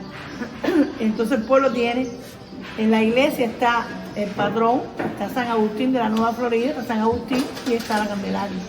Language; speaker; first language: Spanish; native; Spanish